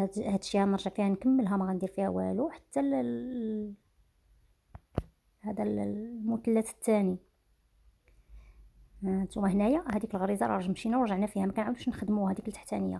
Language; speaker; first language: Arabic; native; Arabic